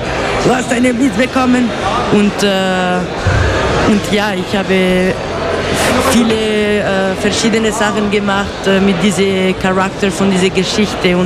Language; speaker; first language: German; non-native, local second language; Italian